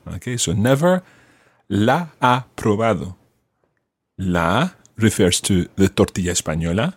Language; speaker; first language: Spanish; non-native, fluent; English